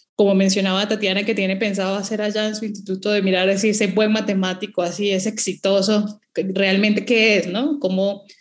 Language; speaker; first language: Spanish; native; Spanish